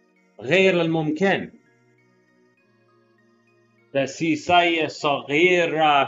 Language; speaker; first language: Arabic; non-native, learner; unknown